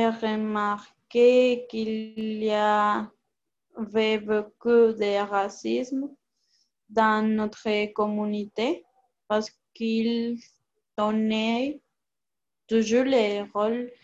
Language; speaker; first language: French; non-native, learner; Spanish